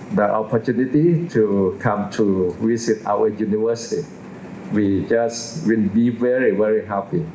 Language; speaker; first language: English; non-native, fluent; Thai